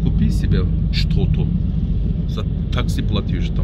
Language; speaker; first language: Russian; non-native, learner; Turkish